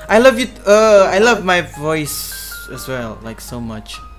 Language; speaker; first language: English; non-native, learner; Indonesian